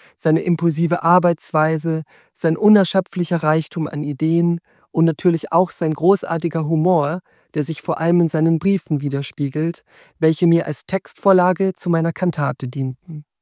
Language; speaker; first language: German; native; German